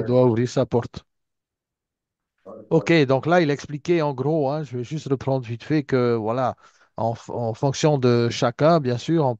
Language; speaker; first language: French; native; French